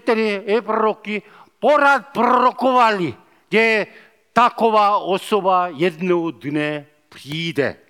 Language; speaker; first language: Czech; non-native, learner; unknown